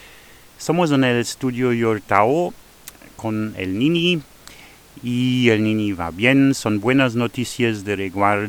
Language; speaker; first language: Spanish; non-native, fluent; Luxembourgish